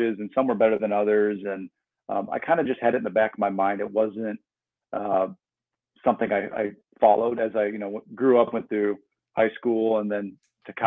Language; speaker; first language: English; native; English